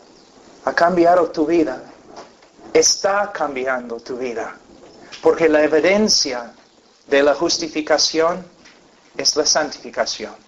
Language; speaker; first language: Spanish; non-native, fluent; English